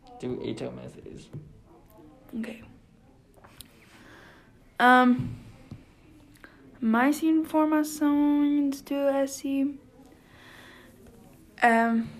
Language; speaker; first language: Portuguese; non-native, learner; English